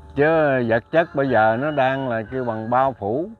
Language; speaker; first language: Vietnamese; native; Vietnamese